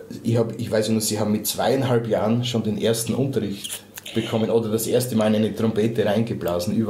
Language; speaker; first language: German; native; German